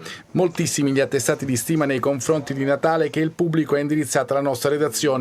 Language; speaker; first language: Italian; native; Italian